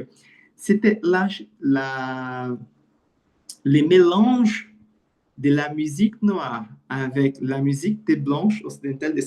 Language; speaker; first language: French; non-native, learner; Portuguese